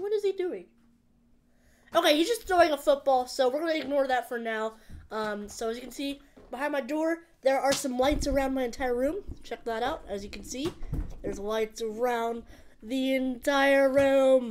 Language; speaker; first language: English; native; English